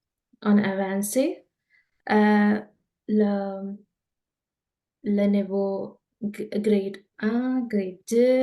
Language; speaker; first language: French; non-native, learner; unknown